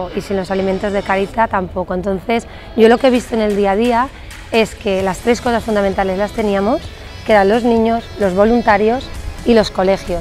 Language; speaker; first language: Spanish; native; Spanish